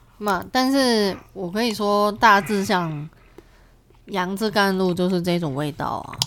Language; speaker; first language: Chinese; non-native, local second language; Cantonese